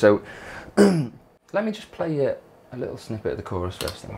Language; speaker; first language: English; native; English